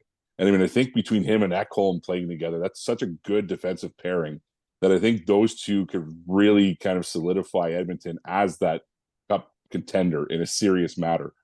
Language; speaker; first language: English; native; English